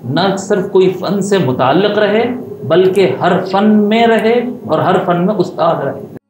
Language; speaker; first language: Urdu; native; Urdu